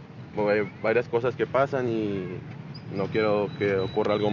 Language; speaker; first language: Spanish; native; Spanish